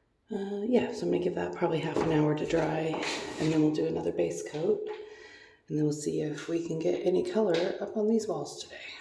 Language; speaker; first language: English; native; English